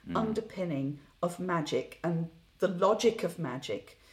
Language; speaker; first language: English; native; English